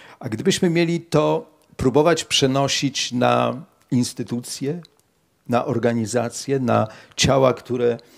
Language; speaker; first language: Polish; native; Polish